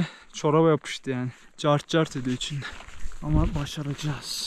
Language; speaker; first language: Turkish; native; Turkish